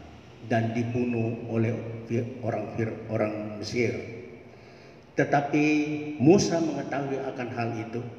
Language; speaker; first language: Malay; native; Malay